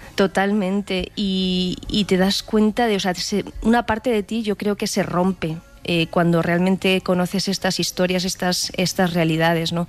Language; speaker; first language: Spanish; native; Spanish